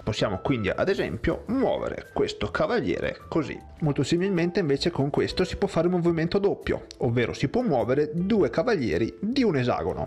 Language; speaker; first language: Italian; native; Italian